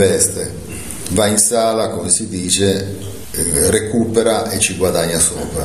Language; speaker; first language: Italian; native; Italian